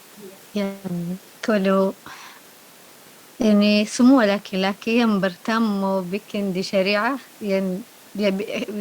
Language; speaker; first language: Indonesian; non-native, learner; Arabic